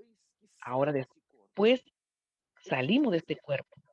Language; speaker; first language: Spanish; non-native, fluent; Portuguese